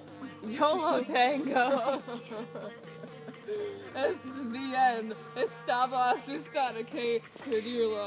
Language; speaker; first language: Spanish; non-native, learner; English